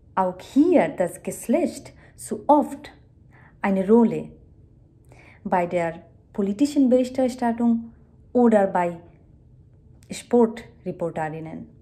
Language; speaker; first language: German; non-native, fluent; Bangla